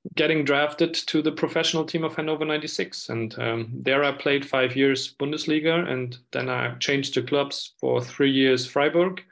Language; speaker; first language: English; non-native, fluent; German